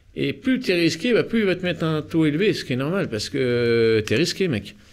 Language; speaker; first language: French; native; French